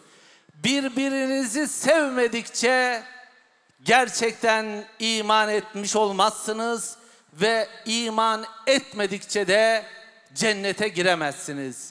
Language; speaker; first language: Turkish; native; Turkish